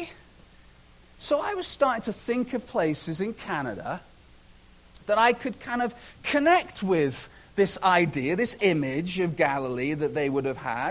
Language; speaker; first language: English; native; English